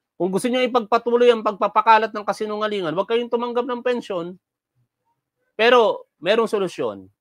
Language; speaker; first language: Filipino; native; Filipino